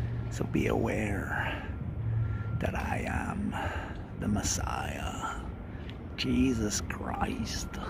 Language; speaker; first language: English; non-native, fluent; French